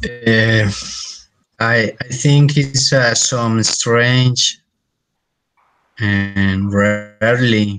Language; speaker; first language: English; non-native, learner; Spanish